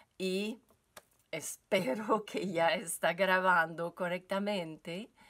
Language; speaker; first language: Spanish; non-native, fluent; French